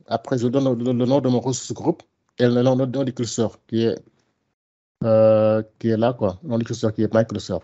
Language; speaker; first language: French; non-native, local second language; Wolof